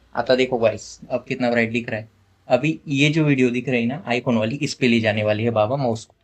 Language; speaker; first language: Hindi; non-native, local second language; Marathi